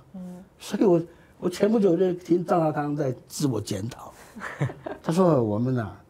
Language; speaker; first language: Chinese; native; Chinese